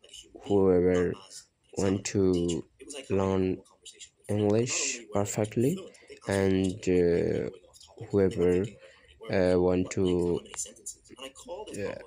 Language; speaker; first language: English; non-native, learner; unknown